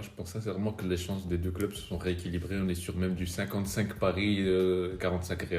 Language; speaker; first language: French; native; French